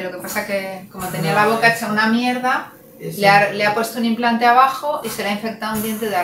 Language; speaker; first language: Spanish; native; Spanish